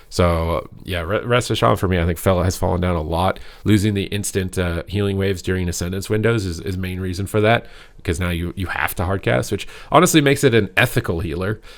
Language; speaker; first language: English; native; English